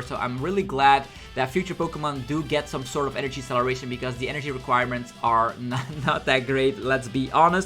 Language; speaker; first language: English; non-native, fluent; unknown